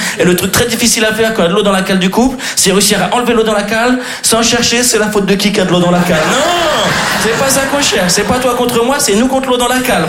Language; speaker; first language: French; native; French